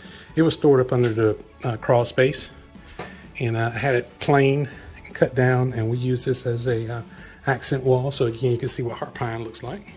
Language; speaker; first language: English; native; English